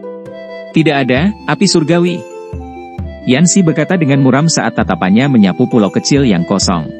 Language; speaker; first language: Indonesian; native; Indonesian